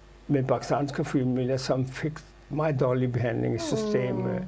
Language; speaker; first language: Danish; non-native, fluent; Urdu